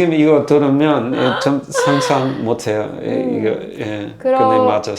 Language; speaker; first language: Korean; non-native, learner; German